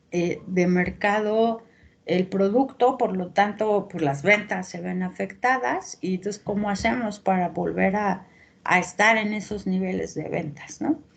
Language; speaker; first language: Spanish; native; Spanish